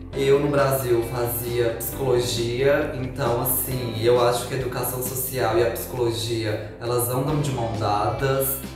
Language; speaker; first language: Portuguese; native; Portuguese